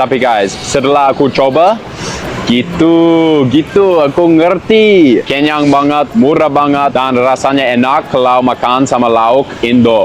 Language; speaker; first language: Indonesian; non-native, fluent; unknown